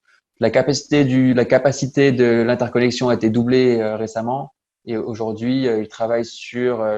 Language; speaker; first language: French; native; French